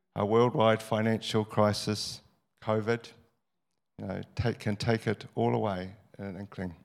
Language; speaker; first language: English; native; English